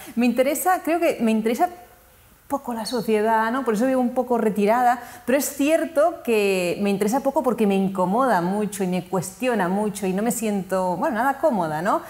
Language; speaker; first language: Spanish; non-native, local second language; Catalan